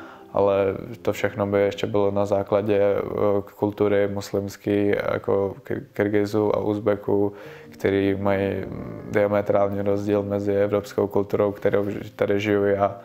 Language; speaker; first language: Czech; early bilingual, other home language; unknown